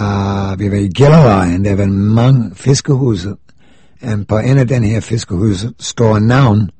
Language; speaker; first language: Danish; non-native, fluent; English